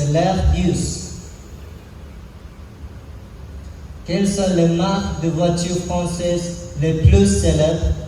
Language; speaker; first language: French; non-native, learner; Sinhala